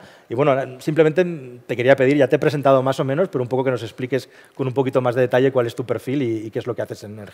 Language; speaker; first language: Spanish; native; Spanish